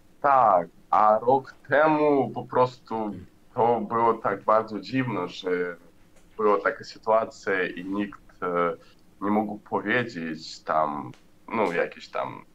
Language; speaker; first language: Polish; non-native, learner; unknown